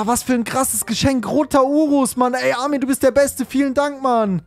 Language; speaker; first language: German; native; German